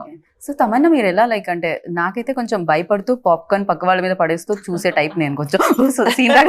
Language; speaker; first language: Telugu; native; Telugu